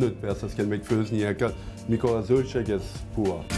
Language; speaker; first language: Hungarian; non-native, learner; French